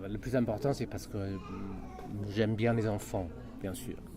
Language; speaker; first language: French; non-native, fluent; Chinese